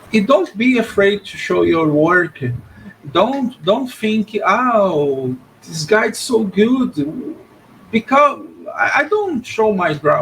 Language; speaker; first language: English; non-native, learner; Portuguese